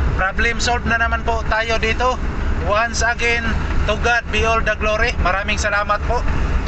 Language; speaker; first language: Filipino; non-native, local second language; Cebuano